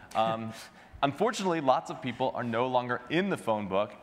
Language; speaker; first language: English; native; English